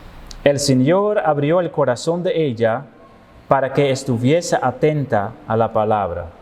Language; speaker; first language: Spanish; non-native, fluent; Dutch